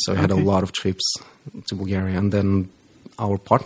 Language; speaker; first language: English; non-native, fluent; Romanian